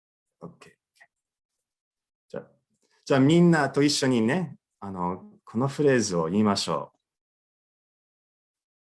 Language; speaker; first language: Japanese; non-native, fluent; English